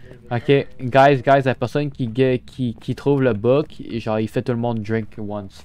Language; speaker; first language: French; native; French